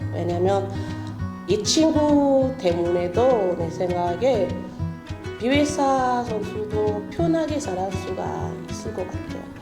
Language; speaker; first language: Korean; non-native, learner; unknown